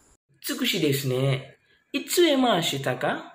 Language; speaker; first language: Japanese; non-native, learner; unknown